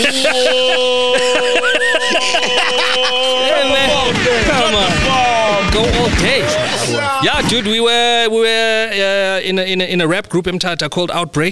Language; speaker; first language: English; native; English